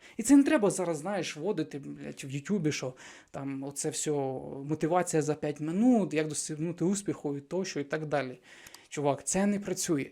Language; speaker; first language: Ukrainian; non-native, local second language; Russian